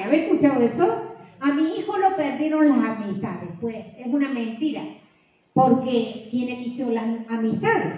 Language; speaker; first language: Spanish; native; Spanish